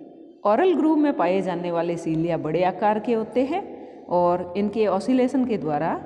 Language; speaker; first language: Hindi; native; Hindi